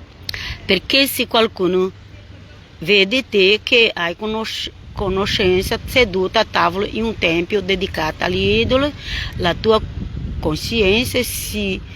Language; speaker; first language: Italian; non-native, fluent; Portuguese